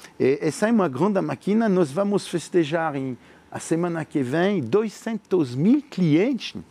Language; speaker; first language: Portuguese; non-native, fluent; French